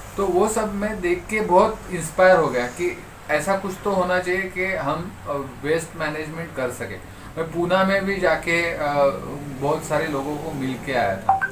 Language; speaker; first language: Hindi; non-native, local second language; Marathi